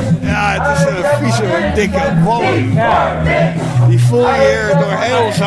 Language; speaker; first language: Dutch; native; Dutch